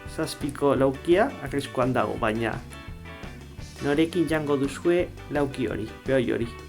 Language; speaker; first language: Basque; non-native, local second language; Spanish